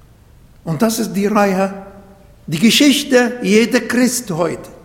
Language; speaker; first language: German; non-native, learner; Arabic